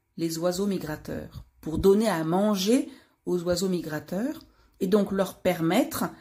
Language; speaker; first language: French; native; French